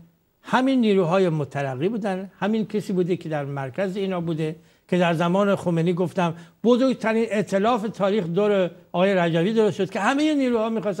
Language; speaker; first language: Persian; native; Persian